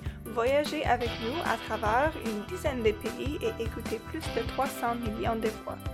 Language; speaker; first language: French; non-native, local second language; English